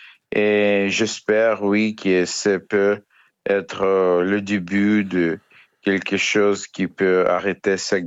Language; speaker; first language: French; non-native, learner; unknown